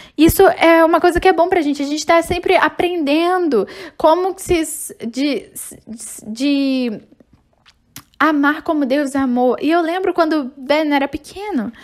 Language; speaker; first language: Portuguese; non-native, fluent; English